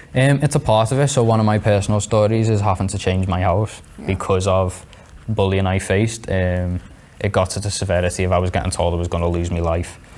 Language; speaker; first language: English; native; English